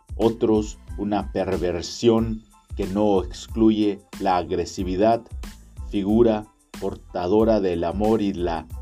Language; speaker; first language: Spanish; native; Spanish